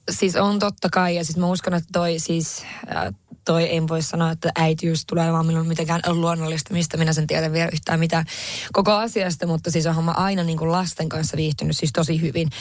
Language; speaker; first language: Finnish; native; Finnish